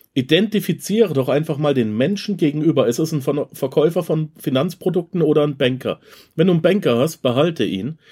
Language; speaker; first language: German; native; German